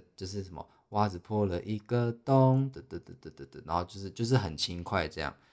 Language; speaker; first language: Chinese; native; Chinese